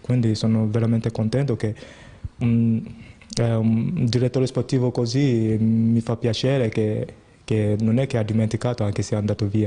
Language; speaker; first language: Italian; non-native, fluent; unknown